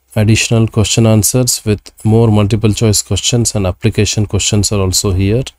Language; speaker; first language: English; non-native, local second language; Kannada